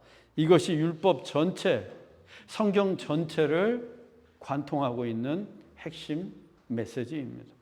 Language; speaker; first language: Korean; native; Korean